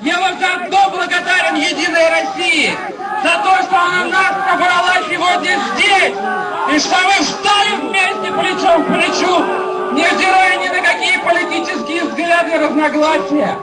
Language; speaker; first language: Russian; native; Russian